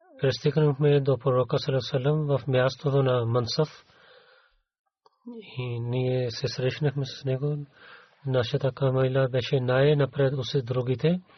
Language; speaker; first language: Bulgarian; non-native, learner; Urdu